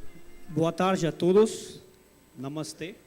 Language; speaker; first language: Portuguese; non-native, fluent; English